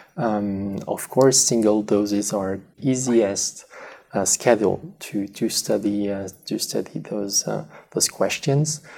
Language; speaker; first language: English; non-native, fluent; French